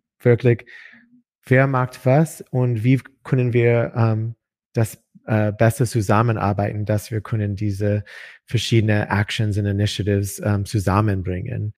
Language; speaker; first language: German; non-native, learner; English